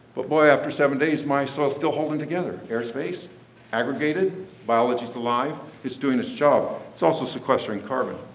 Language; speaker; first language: English; native; English